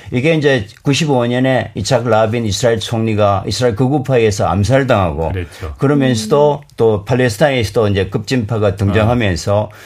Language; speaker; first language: Korean; native; Korean